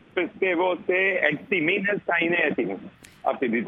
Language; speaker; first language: Greek; non-native, learner; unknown